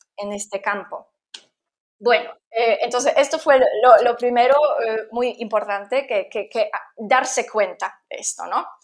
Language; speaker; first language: Spanish; non-native, fluent; Polish